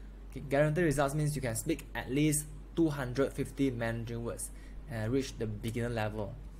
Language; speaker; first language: English; non-native, local second language; Chinese